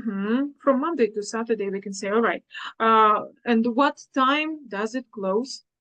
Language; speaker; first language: English; non-native, fluent; Russian